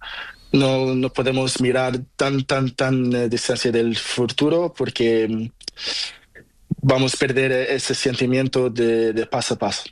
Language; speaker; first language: Spanish; non-native, learner; Portuguese